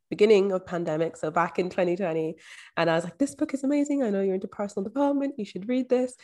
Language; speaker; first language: English; native; English